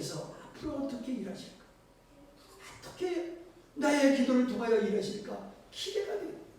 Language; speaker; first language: Korean; native; Korean